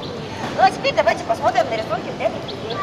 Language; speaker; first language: Russian; native; Russian